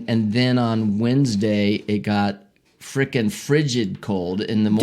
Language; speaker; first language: English; native; English